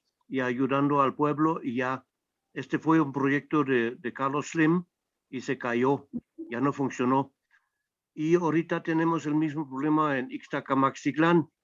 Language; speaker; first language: Spanish; non-native, fluent; German